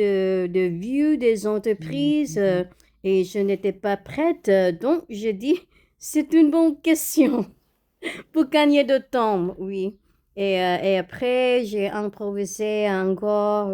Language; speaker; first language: French; non-native, learner; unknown